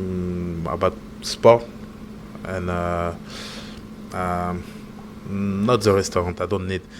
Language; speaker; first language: English; non-native, learner; French